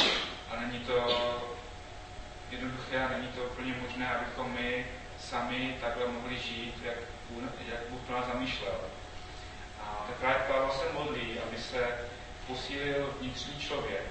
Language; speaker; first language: Czech; non-native, fluent; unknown